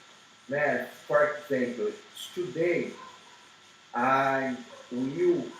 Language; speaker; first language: English; non-native, learner; Portuguese